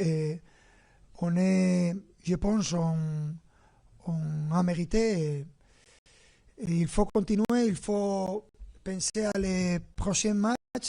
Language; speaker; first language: French; non-native, fluent; Spanish